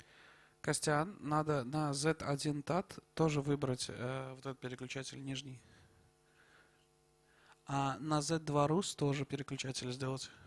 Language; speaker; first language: Russian; native; Russian